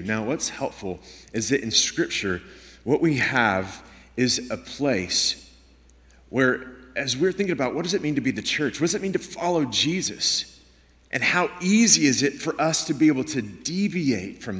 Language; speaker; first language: English; native; English